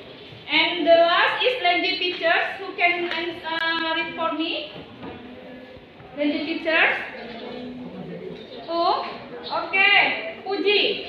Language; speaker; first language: English; non-native, fluent; Indonesian